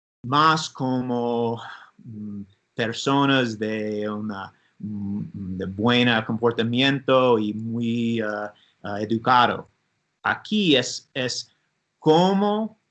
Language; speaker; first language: Spanish; non-native, learner; English